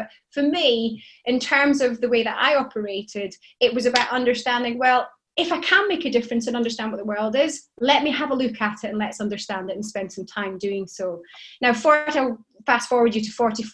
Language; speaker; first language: English; native; English